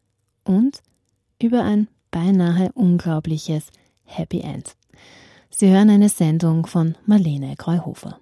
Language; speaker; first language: German; native; German